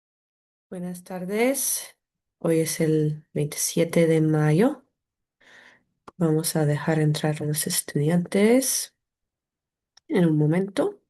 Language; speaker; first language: Spanish; non-native, fluent; English